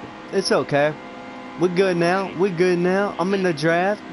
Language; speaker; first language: English; native; English